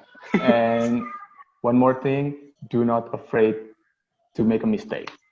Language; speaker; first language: English; non-native, local second language; Indonesian